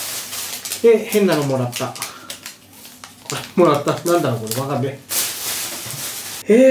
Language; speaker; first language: Japanese; native; Japanese